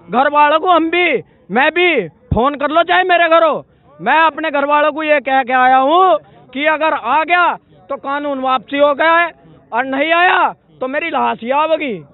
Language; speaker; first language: Hindi; native; Hindi